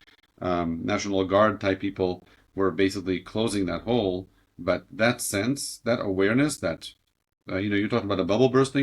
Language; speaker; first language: English; native; English